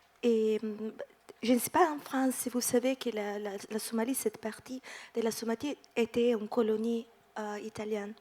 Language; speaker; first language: French; non-native, fluent; Italian